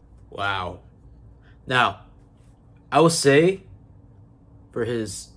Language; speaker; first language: English; native; English